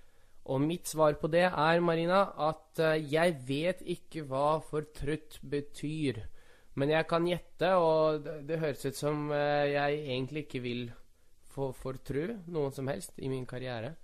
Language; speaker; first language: Norwegian; early bilingual, other home language; Russian